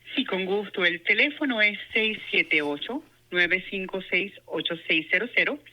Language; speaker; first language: Spanish; non-native, local second language; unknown